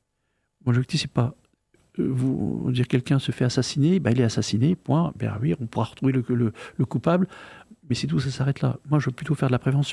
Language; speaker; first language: French; native; French